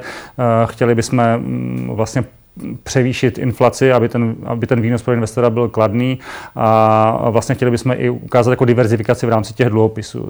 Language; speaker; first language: Czech; native; Czech